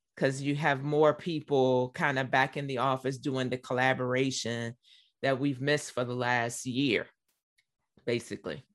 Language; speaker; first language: English; native; English